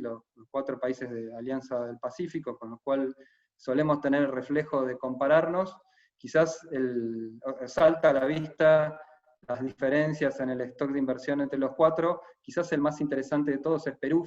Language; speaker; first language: Spanish; native; Spanish